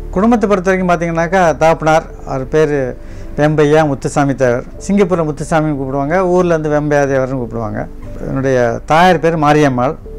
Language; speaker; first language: Tamil; native; Tamil